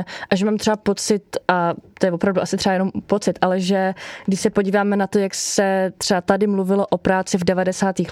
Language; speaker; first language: Czech; native; Czech